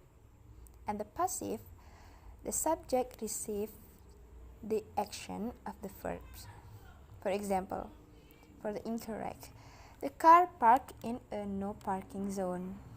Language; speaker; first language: English; non-native, learner; Indonesian